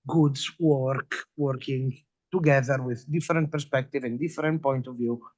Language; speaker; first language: English; non-native, fluent; Italian